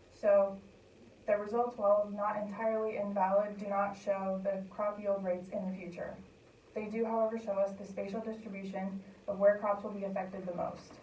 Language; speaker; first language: English; native; English